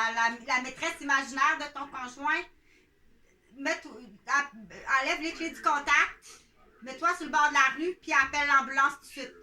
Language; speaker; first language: French; native; French